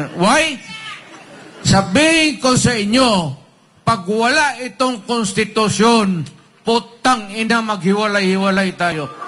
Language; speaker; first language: Filipino; non-native, local second language; Cebuano